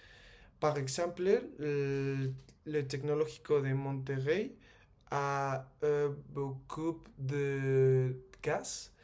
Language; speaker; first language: French; non-native, learner; Spanish